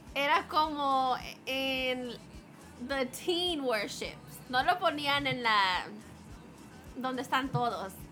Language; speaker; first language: Spanish; early bilingual, heritage; Spanish